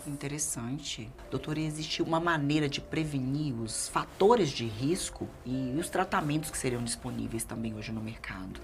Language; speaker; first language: Portuguese; native; Portuguese